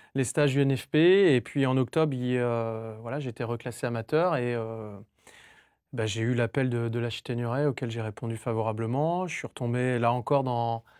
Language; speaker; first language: French; native; French